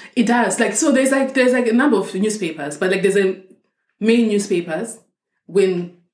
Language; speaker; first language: English; non-native, local second language; Shona